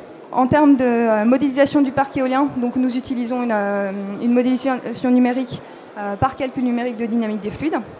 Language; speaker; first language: French; native; French